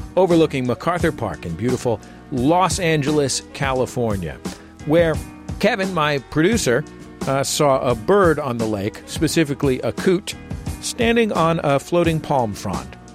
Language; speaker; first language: English; native; English